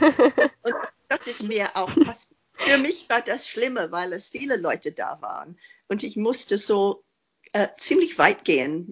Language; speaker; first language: German; non-native, fluent; English